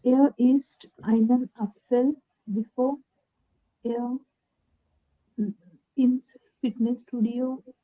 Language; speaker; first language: German; non-native, learner; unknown